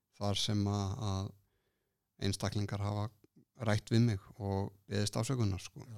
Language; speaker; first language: Icelandic; native; Icelandic